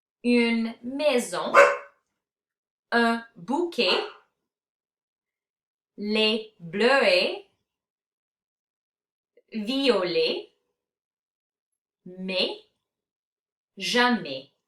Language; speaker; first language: French; non-native, fluent; English